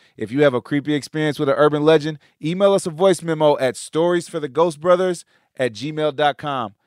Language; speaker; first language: English; native; English